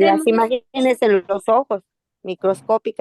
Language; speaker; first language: Spanish; native; Spanish